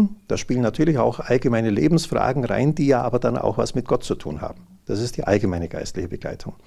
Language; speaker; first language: German; native; German